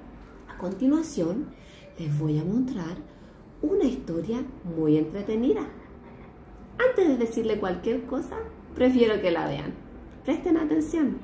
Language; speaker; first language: Spanish; native; Spanish